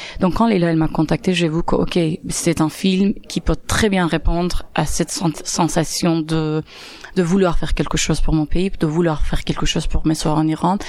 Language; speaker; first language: French; non-native, fluent; Persian